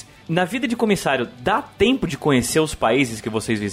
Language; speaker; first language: Portuguese; native; Portuguese